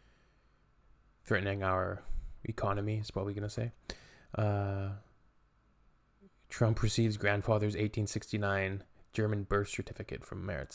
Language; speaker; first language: English; native; English